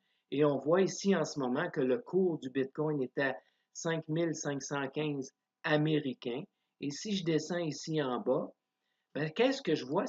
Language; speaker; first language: French; native; French